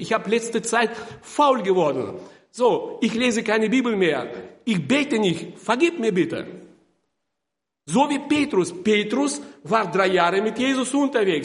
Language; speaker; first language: German; non-native, fluent; Russian